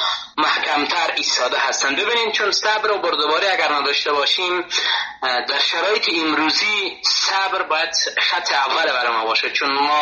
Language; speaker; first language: Persian; native; Persian